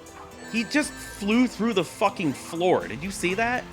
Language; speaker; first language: English; native; English